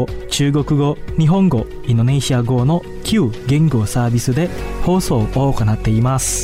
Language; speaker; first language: Japanese; non-native, fluent; Indonesian